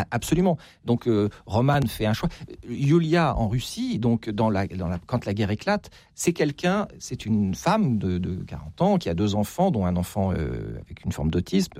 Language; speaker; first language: French; native; French